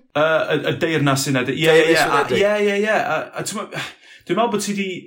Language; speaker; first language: Welsh; non-native, local second language; English